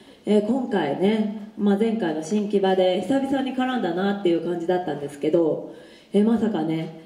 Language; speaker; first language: Japanese; native; Japanese